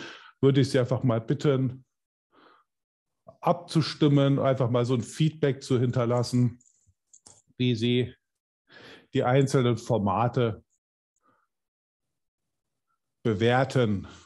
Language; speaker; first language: German; native; German